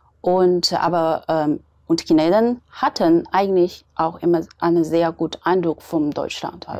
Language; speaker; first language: German; non-native, fluent; Chinese